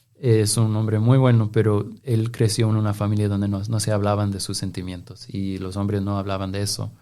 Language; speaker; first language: Spanish; non-native, fluent; English